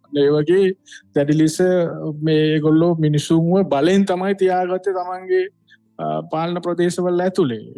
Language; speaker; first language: Sinhala; non-native, local second language; Tamil